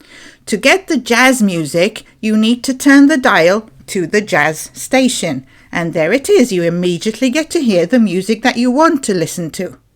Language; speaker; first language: English; native; English